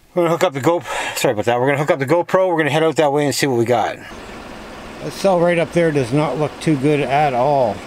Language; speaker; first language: English; native; English